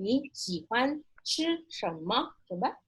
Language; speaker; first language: Chinese; non-native, fluent; Indonesian